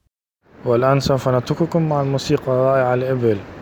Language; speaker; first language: Arabic; native; Arabic